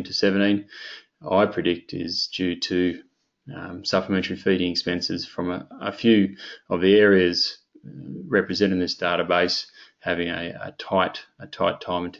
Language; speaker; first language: English; native; English